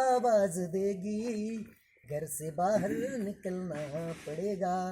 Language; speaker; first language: Hindi; non-native, local second language; Marathi